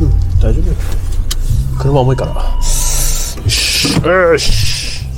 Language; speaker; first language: Japanese; native; Japanese